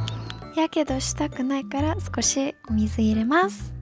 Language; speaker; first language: Japanese; non-native, fluent; English